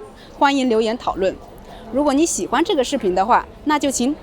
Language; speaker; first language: Chinese; native; Chinese